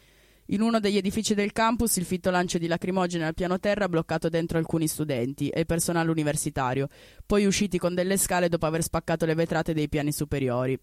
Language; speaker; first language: Italian; native; Italian